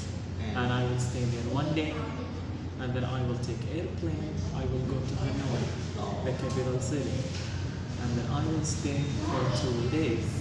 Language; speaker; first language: English; non-native, learner; Arabic